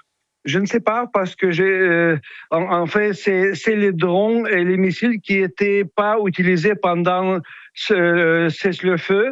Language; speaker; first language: French; non-native, fluent; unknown